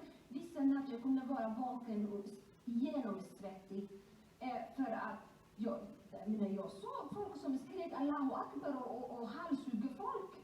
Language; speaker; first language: Swedish; non-native, fluent; Somali